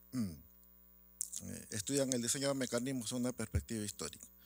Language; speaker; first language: Spanish; native; Spanish